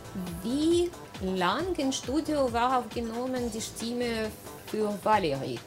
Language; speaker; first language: German; non-native, learner; Russian